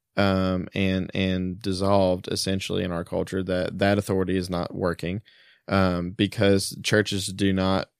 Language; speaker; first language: English; early bilingual, other home language; German